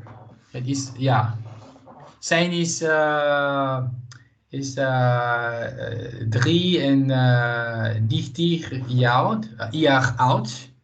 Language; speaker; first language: Dutch; non-native, learner; Portuguese